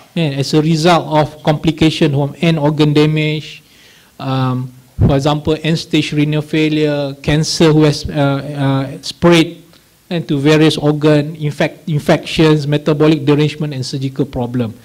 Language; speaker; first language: English; non-native, local second language; Malay